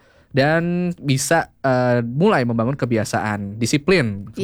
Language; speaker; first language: Indonesian; native; Indonesian